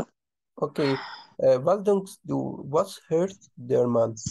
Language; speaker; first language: German; non-native, learner; Arabic